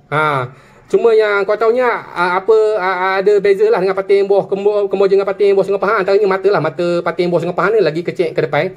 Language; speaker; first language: Malay; native; Malay